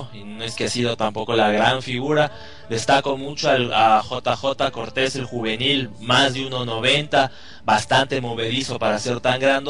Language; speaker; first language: Spanish; native; Spanish